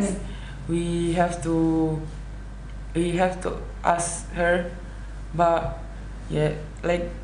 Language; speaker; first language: English; non-native, learner; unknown